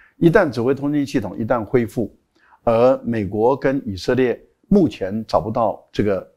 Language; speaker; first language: Chinese; native; Chinese